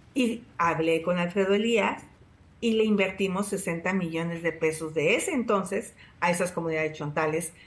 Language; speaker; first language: Spanish; native; Spanish